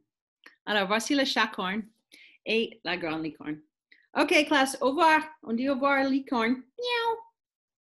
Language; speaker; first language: French; non-native, fluent; English